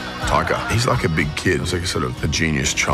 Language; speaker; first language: English; native; English